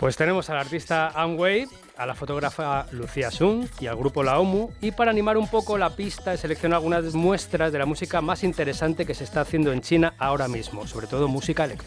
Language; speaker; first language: Spanish; native; Spanish